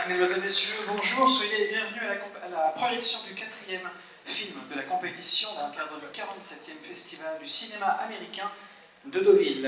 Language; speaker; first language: French; native; French